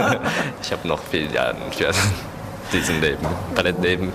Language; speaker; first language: German; non-native, learner; Japanese